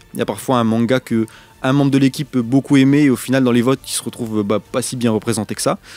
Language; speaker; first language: French; native; French